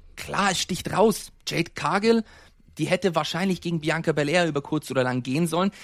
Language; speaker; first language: German; native; German